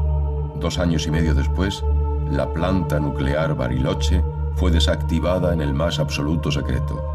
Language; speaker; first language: Spanish; native; Spanish